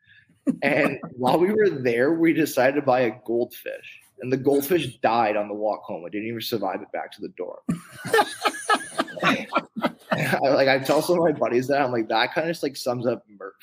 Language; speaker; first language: English; native; English